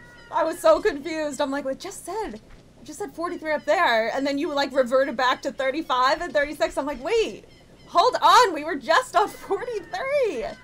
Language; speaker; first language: English; native; English